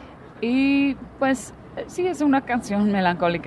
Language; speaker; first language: Spanish; non-native, fluent; Dutch